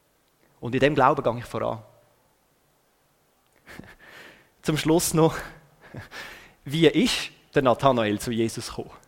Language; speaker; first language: German; native; German